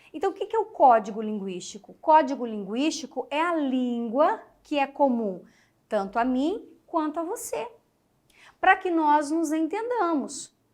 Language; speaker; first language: Portuguese; native; Portuguese